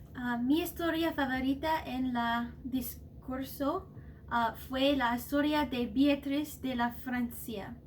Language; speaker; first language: Spanish; non-native, learner; English